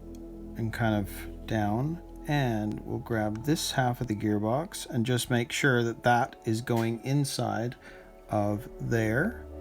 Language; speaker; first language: English; native; English